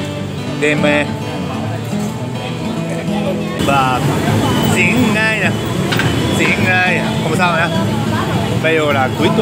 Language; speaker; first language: Vietnamese; non-native, learner; Japanese